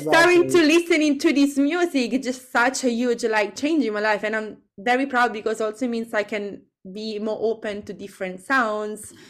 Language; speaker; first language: English; non-native, fluent; Italian